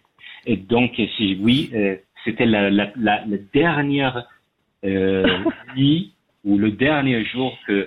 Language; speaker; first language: French; non-native, fluent; Persian